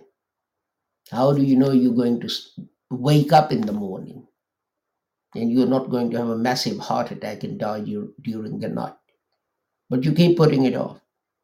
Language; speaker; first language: English; non-native, local second language; Urdu